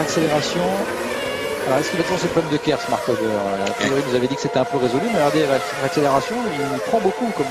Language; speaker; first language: French; native; French